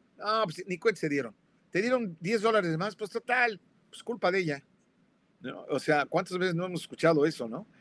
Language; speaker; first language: Spanish; native; Spanish